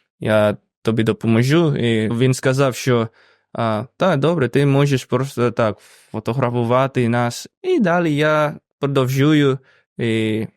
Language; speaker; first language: Ukrainian; non-native, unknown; Indonesian